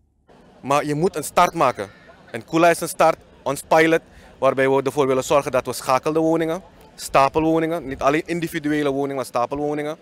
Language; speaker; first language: Dutch; native; Dutch